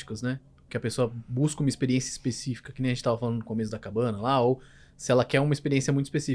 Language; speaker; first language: Portuguese; native; Portuguese